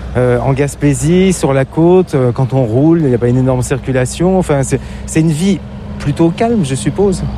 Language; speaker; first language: French; native; French